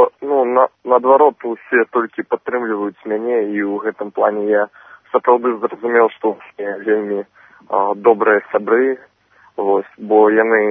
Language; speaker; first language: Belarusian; non-native, local second language; Russian